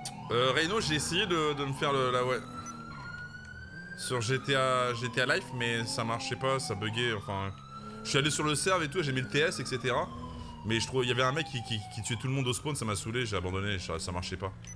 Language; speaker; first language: French; native; French